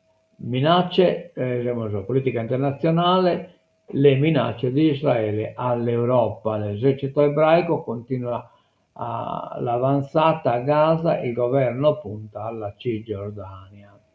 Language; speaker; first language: Italian; non-native, local second language; Sardinian